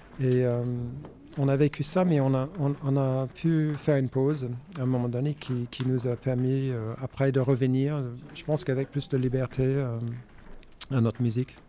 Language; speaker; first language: French; non-native, fluent; English